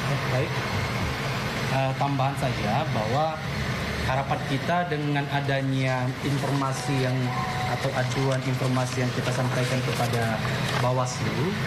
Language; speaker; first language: Indonesian; native; Indonesian